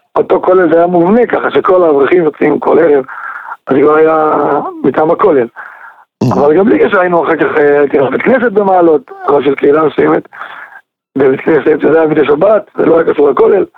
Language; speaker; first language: Hebrew; native; Hebrew